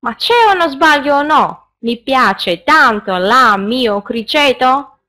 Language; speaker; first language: Italian; non-native, fluent; Russian